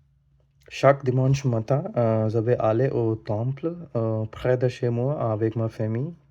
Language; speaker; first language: French; non-native, learner; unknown